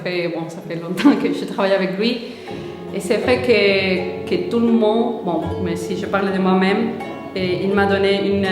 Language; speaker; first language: French; non-native, fluent; Spanish